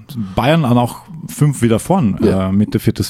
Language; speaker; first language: German; native; German